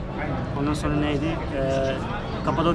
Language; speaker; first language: Turkish; non-native, fluent; Urdu